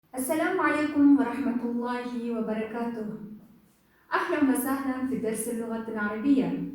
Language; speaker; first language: Arabic; non-native, fluent; Kyrgyz